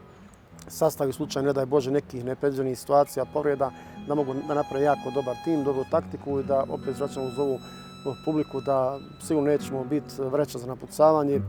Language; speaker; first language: Bosnian; native; Bosnian